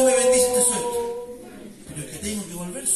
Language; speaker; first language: Spanish; native; Spanish